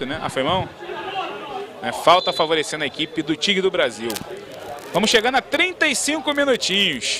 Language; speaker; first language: Portuguese; native; Portuguese